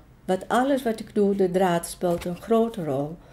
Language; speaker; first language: Dutch; non-native, fluent; Greek